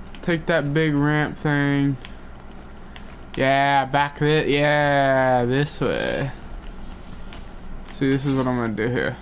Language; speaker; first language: English; native; English